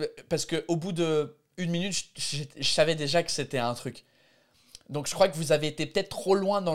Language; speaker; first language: French; non-native, fluent; English